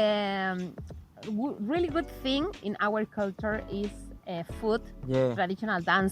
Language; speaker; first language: English; non-native, learner; Spanish